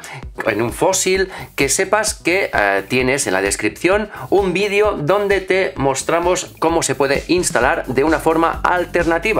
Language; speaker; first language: Spanish; native; Spanish